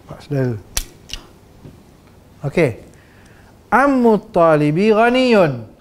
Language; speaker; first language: Arabic; non-native, fluent; Malay